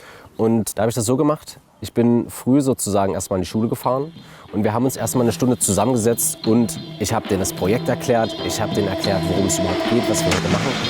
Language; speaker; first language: German; native; German